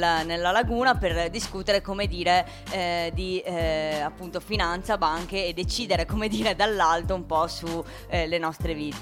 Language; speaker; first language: Italian; native; Italian